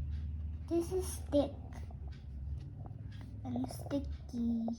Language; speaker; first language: English; non-native, learner; Indonesian